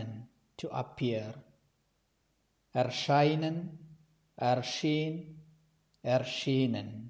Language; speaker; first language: German; non-native, fluent; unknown